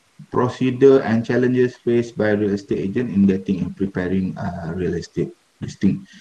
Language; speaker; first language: English; non-native, local second language; Malay